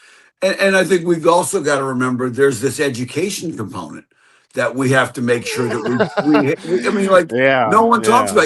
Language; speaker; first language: English; native; English